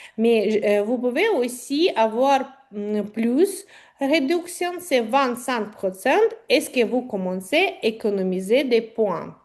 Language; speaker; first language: French; non-native, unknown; Ukrainian